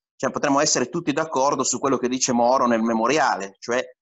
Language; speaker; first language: Italian; native; Italian